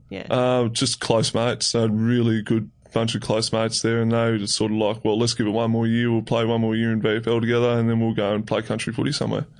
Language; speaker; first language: English; native; English